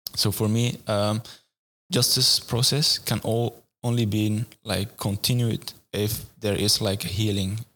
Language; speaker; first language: English; non-native, fluent; Arabic